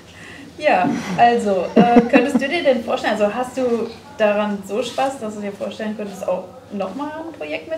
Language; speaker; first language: German; native; German